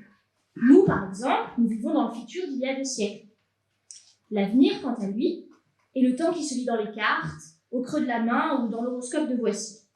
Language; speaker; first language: French; native; French